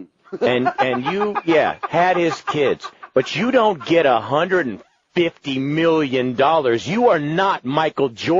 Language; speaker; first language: English; native; English